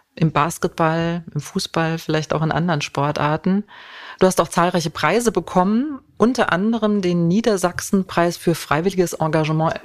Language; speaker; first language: German; native; German